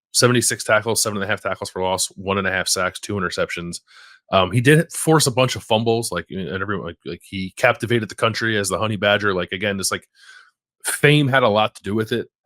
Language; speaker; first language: English; native; English